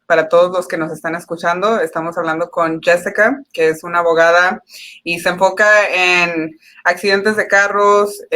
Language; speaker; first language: Spanish; early bilingual, heritage; Spanish